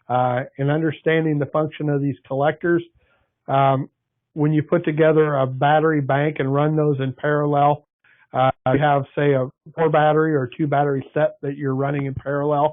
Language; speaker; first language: English; native; English